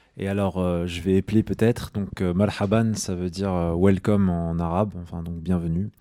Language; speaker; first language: French; early bilingual, other home language; Arabic